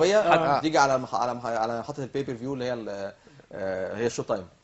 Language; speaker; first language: Arabic; native; Arabic